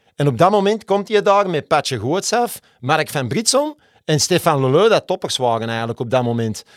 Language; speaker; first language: Dutch; native; Dutch